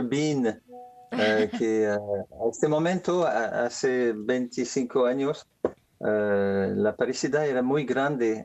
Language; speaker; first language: Spanish; non-native, learner; French